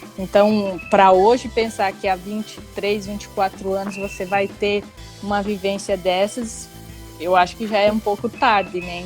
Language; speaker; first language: Portuguese; native; Portuguese